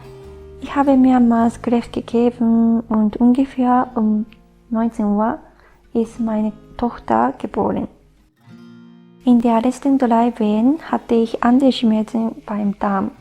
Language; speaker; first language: German; non-native, fluent; Japanese